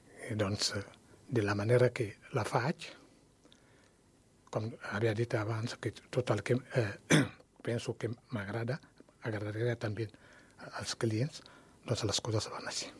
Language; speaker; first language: Catalan; non-native, learner; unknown